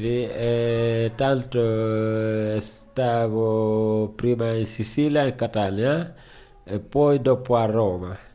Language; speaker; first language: Italian; non-native, learner; Wolof